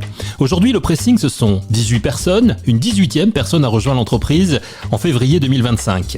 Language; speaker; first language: French; native; French